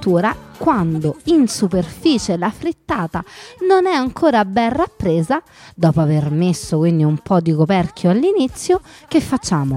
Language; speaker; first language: Italian; native; Italian